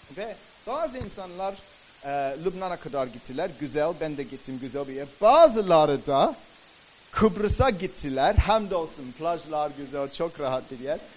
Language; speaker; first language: Turkish; native; Turkish